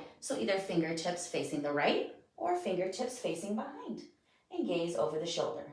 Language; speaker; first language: English; native; English